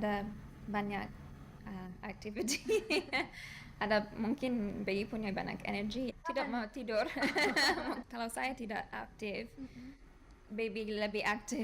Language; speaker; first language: Indonesian; non-native, learner; English